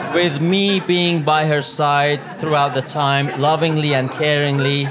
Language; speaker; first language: English; non-native, fluent; Italian